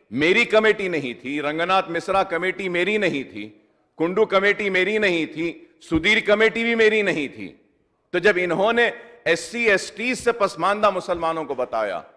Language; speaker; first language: Urdu; native; Urdu